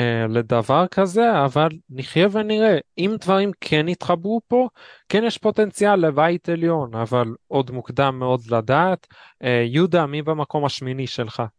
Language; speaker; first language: Hebrew; native; Hebrew